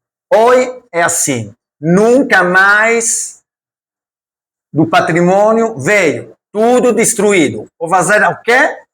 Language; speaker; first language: Portuguese; non-native, learner; Italian